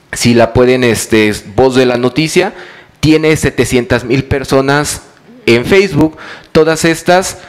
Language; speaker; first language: Spanish; native; Spanish